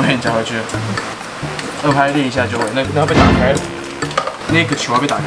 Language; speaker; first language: Chinese; native; Chinese